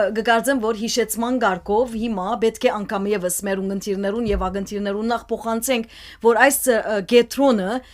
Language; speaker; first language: Armenian; native; Armenian